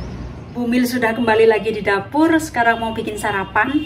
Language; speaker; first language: Indonesian; native; Indonesian